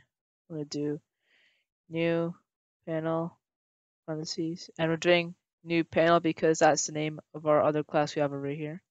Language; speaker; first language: English; native; English